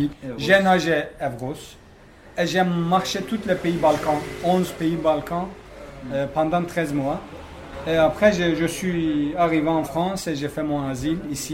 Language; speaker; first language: French; non-native, fluent; Kurdish